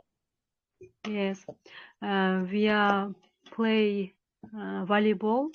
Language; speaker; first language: English; non-native, learner; Kyrgyz